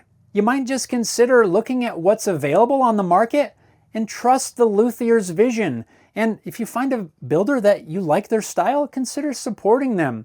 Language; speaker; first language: English; native; English